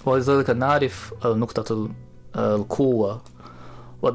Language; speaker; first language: Arabic; non-native, fluent; Japanese